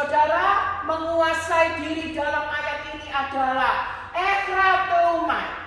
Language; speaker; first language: Indonesian; native; Indonesian